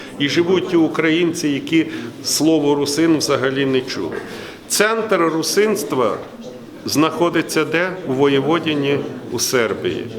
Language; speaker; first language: Ukrainian; native; Ukrainian